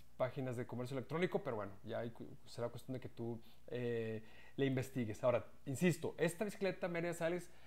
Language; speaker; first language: Spanish; native; Spanish